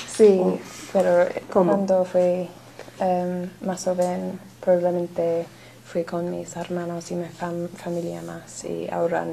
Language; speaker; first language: Spanish; non-native, learner; English